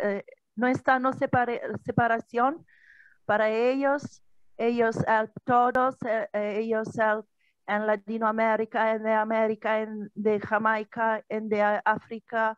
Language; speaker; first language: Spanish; non-native, learner; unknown